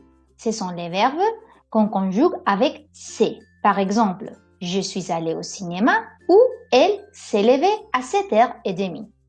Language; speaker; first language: French; non-native, fluent; Spanish